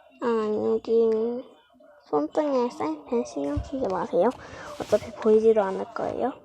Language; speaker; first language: Korean; native; Korean